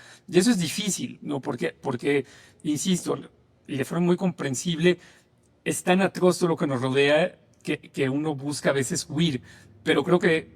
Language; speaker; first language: Spanish; native; Spanish